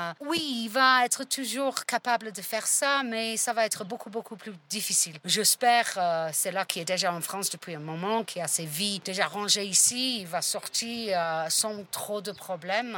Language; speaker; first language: French; non-native, fluent; English